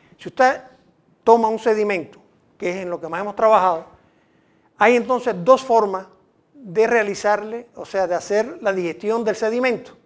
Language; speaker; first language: Spanish; native; Spanish